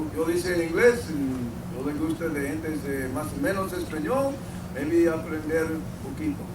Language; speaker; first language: Spanish; non-native, learner; English